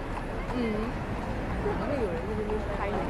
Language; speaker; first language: Chinese; native; Chinese